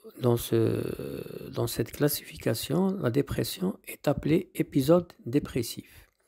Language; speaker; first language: French; non-native, local second language; Arabic